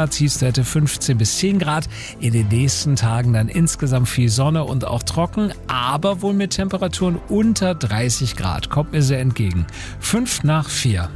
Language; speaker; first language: German; native; German